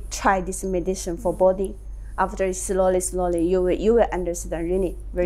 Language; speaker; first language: English; non-native, learner; Chinese